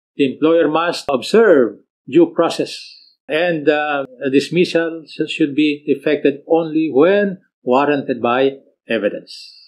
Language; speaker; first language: English; non-native, local second language; Filipino